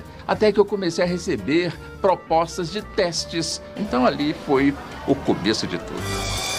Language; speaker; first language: Portuguese; native; Portuguese